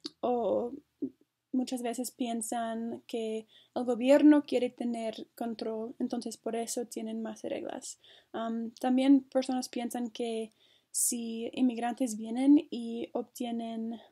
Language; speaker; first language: Spanish; non-native, fluent; English